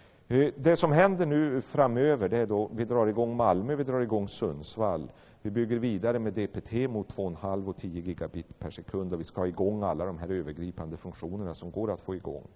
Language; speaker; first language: Swedish; native; Swedish